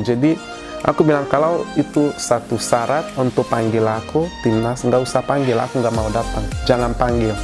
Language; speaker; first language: Indonesian; non-native, fluent; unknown